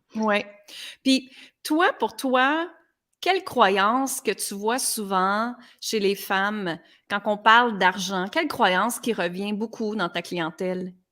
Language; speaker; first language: French; native; French